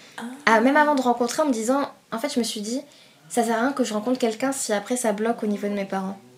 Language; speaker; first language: French; early bilingual, other home language; Persian